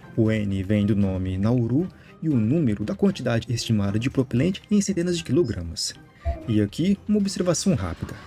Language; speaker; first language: Portuguese; native; Portuguese